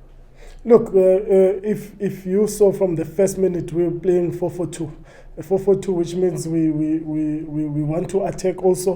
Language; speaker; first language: English; non-native, local second language; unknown